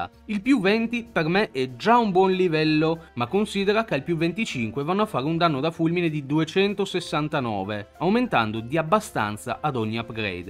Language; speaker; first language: Italian; native; Italian